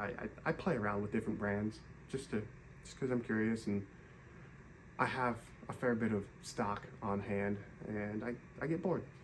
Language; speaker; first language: English; native; English